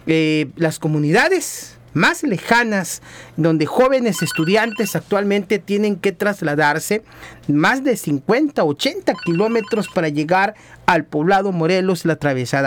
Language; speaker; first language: Spanish; native; Spanish